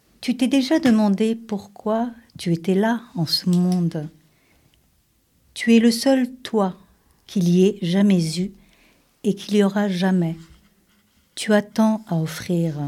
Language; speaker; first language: French; native; French